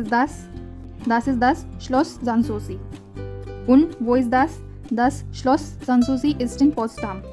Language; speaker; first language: German; non-native, fluent; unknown